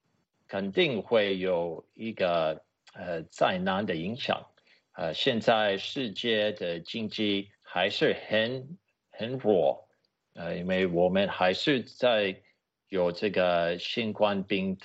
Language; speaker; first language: Chinese; non-native, fluent; English